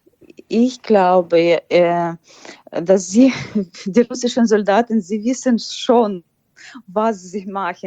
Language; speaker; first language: German; non-native, fluent; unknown